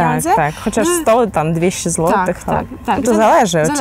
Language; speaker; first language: Polish; non-native, fluent; Ukrainian